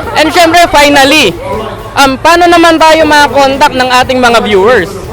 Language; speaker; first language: Filipino; native; Filipino